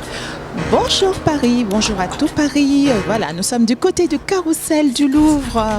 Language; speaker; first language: French; native; French